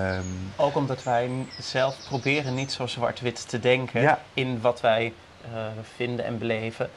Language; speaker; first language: Dutch; native; Dutch